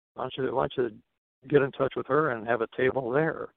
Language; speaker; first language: English; native; English